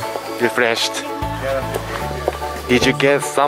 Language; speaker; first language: English; non-native, learner; Japanese